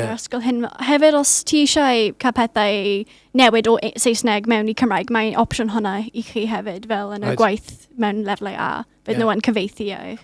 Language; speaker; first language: Welsh; non-native, local second language; English